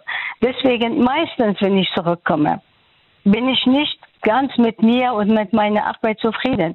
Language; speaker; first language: German; non-native, fluent; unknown